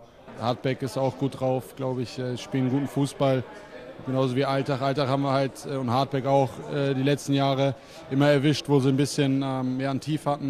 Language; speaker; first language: German; native; German